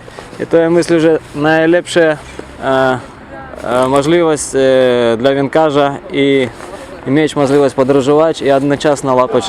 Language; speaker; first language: Polish; non-native, learner; Russian